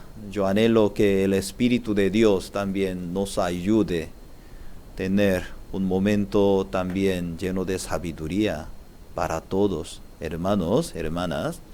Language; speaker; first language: Spanish; non-native, learner; Korean